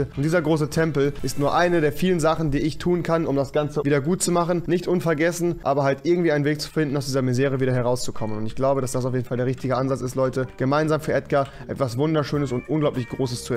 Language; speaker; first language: German; native; German